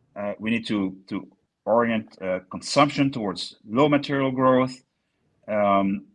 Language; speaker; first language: English; non-native, fluent; French